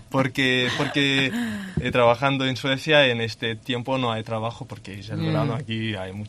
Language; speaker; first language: Spanish; non-native, learner; Lithuanian